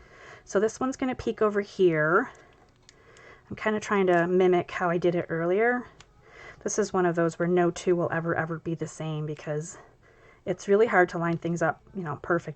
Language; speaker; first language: English; native; English